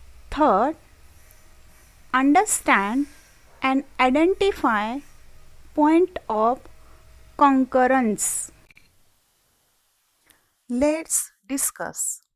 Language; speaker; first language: English; non-native, local second language; Marathi